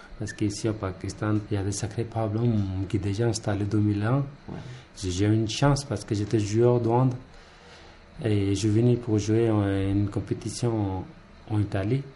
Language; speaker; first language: French; non-native, learner; Punjabi